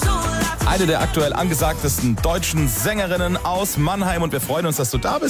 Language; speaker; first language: German; native; German